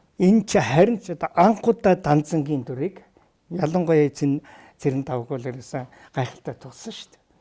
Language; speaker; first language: Mongolian; native; Mongolian